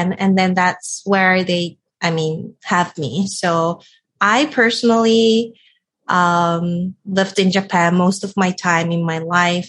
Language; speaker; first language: English; non-native, fluent; Japanese